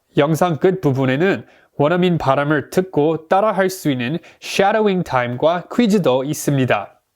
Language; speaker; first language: Korean; non-native, fluent; English